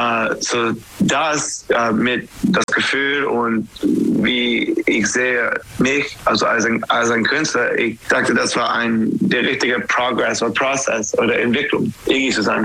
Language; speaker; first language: German; non-native, fluent; English